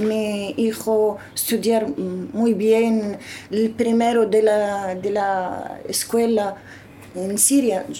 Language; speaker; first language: Spanish; non-native, learner; Arabic